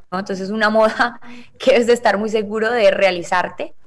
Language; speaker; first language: Spanish; native; Spanish